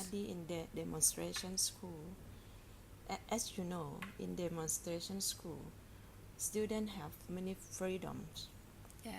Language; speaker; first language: English; non-native, learner; Thai